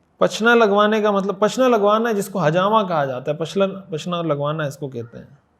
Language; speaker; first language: Urdu; native; Urdu